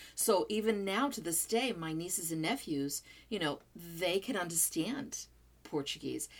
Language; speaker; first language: English; non-native, fluent; Portuguese